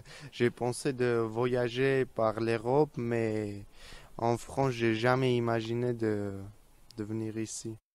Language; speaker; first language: French; early bilingual, other home language; Armenian